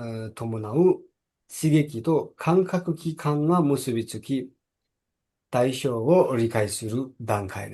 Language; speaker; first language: Japanese; non-native, fluent; Nepali